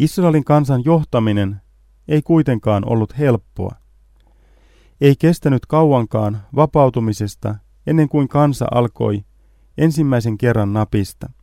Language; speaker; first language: Finnish; native; Finnish